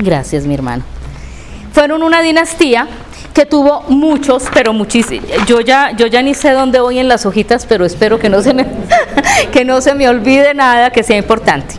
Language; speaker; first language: Spanish; native; Spanish